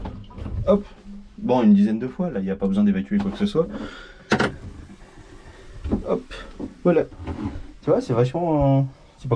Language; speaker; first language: French; native; French